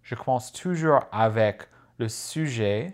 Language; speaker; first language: French; non-native, fluent; English